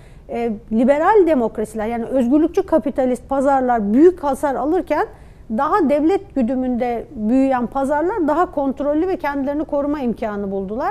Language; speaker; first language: Turkish; native; Turkish